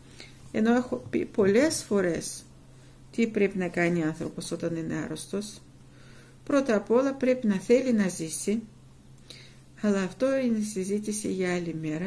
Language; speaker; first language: Greek; non-native, fluent; Russian